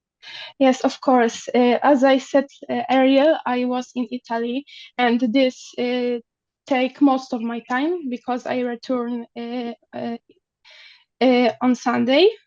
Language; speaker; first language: English; non-native, learner; Polish